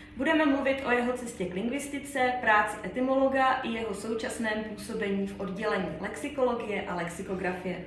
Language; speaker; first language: Czech; native; Czech